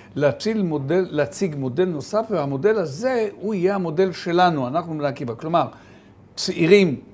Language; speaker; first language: Hebrew; native; Hebrew